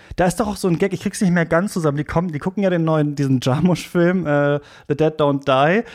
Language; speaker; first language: German; native; German